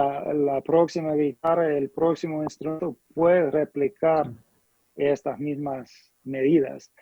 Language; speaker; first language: Spanish; non-native, fluent; English